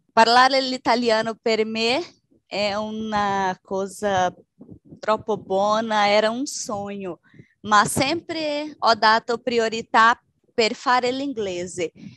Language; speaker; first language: Italian; non-native, learner; Portuguese